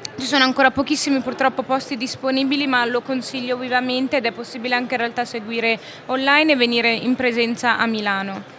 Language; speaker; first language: Italian; early bilingual, other home language; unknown